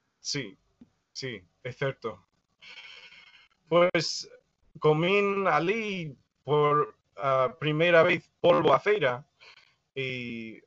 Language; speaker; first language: Spanish; non-native, fluent; English